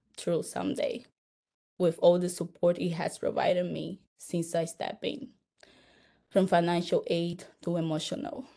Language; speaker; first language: English; non-native, fluent; Portuguese